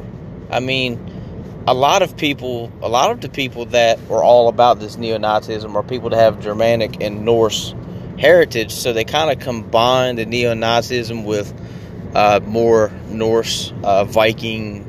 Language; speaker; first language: English; native; English